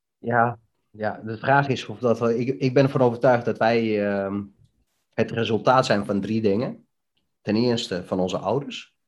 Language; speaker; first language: Dutch; early bilingual, other home language; Bosnian